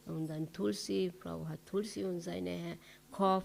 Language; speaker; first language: German; non-native, learner; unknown